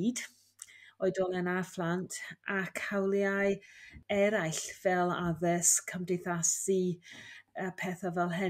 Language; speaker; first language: Welsh; non-native, fluent; English